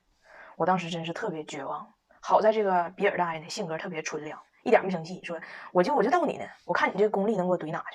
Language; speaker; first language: Chinese; native; Chinese